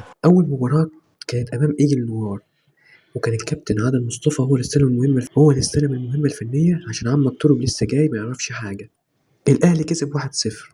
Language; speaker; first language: Arabic; native; Arabic